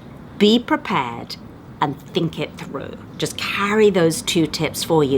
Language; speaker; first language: English; native; English